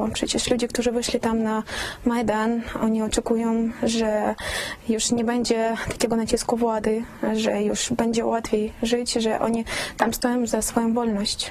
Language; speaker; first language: Polish; non-native, fluent; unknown